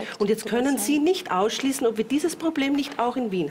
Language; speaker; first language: German; native; German